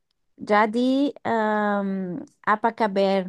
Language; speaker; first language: Indonesian; non-native, learner; English